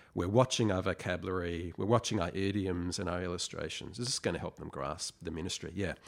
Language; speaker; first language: English; native; English